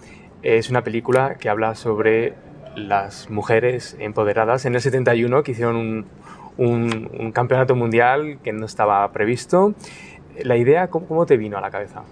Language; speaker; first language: Spanish; native; Spanish